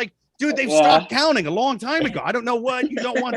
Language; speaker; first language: English; native; English